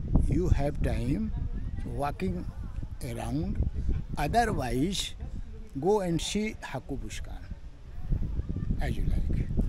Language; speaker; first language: English; non-native, local second language; Hindi